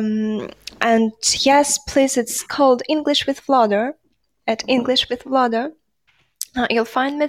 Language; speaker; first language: English; non-native, fluent; Russian